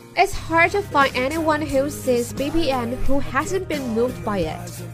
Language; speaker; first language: English; non-native, fluent; Chinese